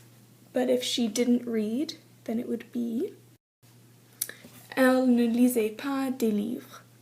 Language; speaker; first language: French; non-native, learner; English